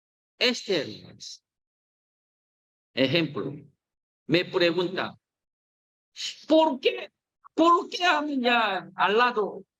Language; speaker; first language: Spanish; non-native, learner; Korean